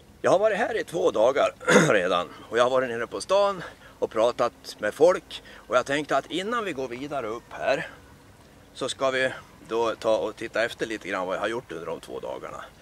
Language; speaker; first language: Swedish; native; Swedish